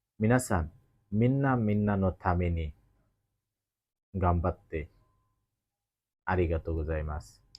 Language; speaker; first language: Japanese; non-native, learner; Bangla